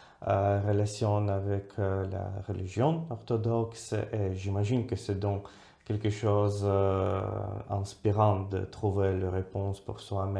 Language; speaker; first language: French; non-native, fluent; Russian